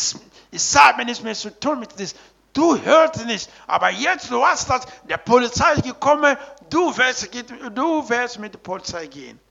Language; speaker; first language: German; non-native, learner; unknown